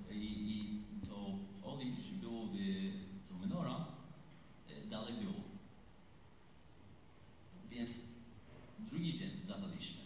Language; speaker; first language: Polish; non-native, learner; English